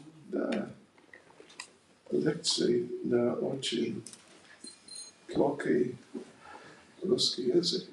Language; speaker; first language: Russian; non-native, learner; English